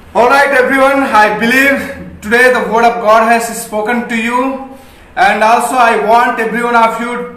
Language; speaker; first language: English; non-native, local second language; Hindi